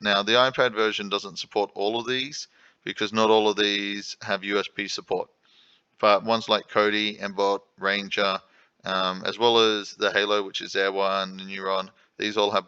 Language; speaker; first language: English; native; English